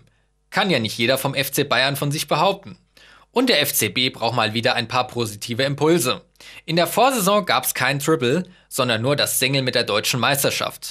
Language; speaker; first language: German; native; German